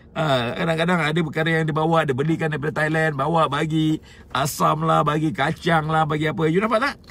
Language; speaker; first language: Malay; native; Malay